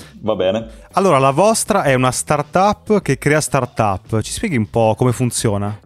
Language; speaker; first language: Italian; native; Italian